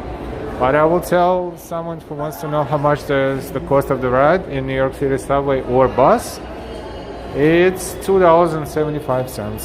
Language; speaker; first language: English; non-native, fluent; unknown